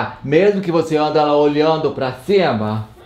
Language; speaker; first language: Portuguese; native; Portuguese